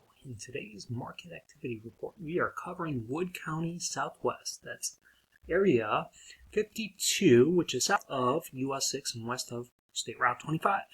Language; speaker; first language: English; native; English